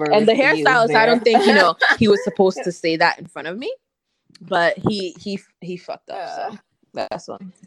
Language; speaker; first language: English; native; English